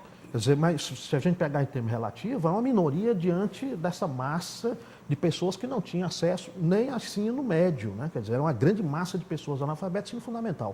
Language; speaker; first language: Portuguese; native; Portuguese